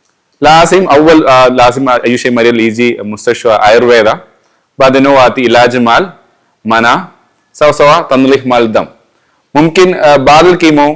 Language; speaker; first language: Arabic; non-native, learner; Malayalam